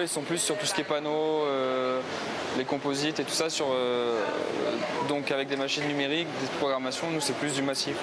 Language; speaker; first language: French; native; French